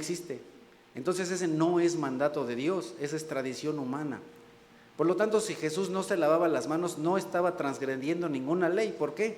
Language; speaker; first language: Spanish; native; Spanish